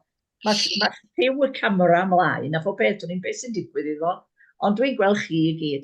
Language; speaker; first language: Welsh; native; Welsh